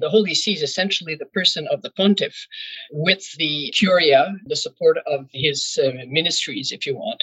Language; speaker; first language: English; non-native, fluent; French